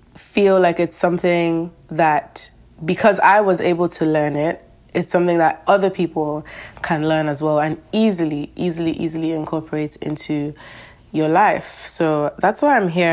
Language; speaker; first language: English; non-native, local second language; Yoruba